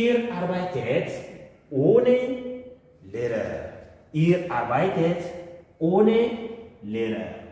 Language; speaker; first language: German; non-native, fluent; French